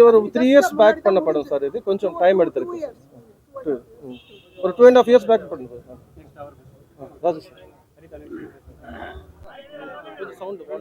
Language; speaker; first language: Tamil; non-native, fluent; Telugu